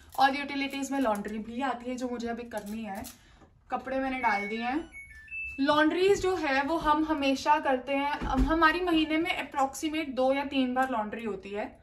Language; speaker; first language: Hindi; non-native, local second language; Punjabi